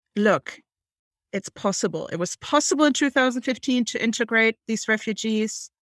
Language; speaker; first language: English; non-native, fluent; German